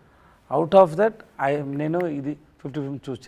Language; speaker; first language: Telugu; non-native, learner; Tamil